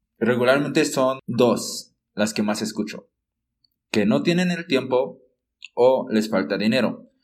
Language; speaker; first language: Spanish; non-native, fluent; English